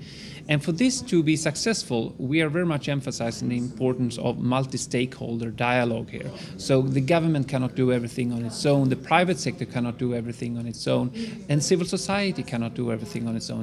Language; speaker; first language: English; non-native, fluent; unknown